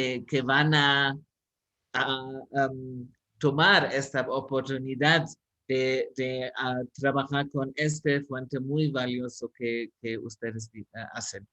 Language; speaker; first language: Spanish; non-native, fluent; German